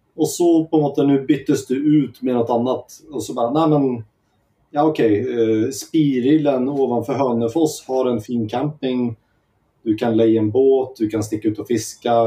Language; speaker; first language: Swedish; native; Swedish